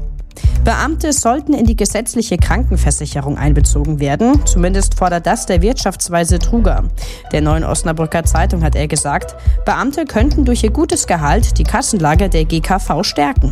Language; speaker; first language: German; native; German